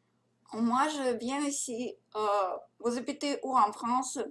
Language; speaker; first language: French; non-native, learner; Russian